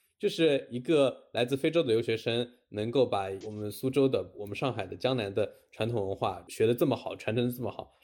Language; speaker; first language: Chinese; native; Chinese